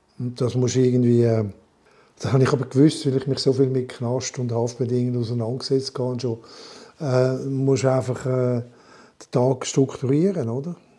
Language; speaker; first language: German; non-native, local second language; French